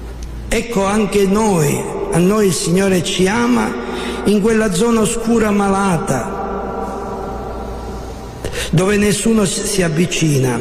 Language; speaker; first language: Italian; native; Italian